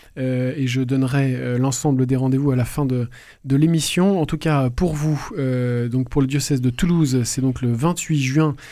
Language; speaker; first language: French; native; French